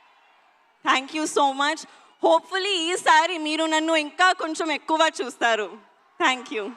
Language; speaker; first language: Telugu; non-native, learner; Hindi